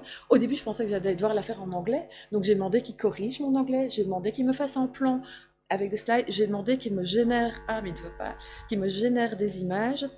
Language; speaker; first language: French; native; French